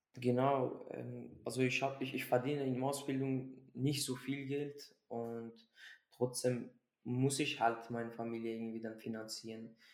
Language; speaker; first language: German; early bilingual, other home language; Persian